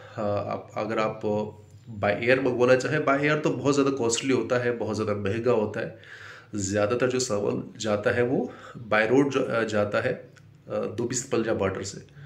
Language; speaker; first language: Urdu; non-native, fluent; Baluchi